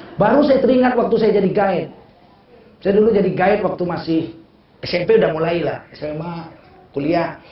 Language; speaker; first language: Indonesian; native; Indonesian